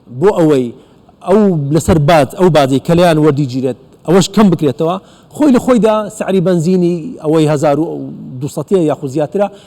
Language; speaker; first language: Central Kurdish; native; Central Kurdish